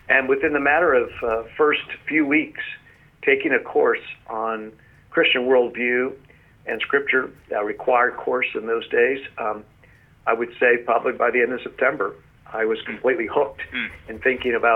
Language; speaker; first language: English; native; English